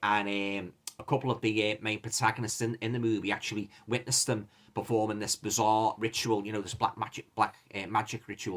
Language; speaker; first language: English; native; English